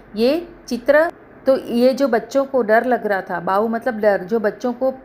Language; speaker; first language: Hindi; non-native, local second language; Marathi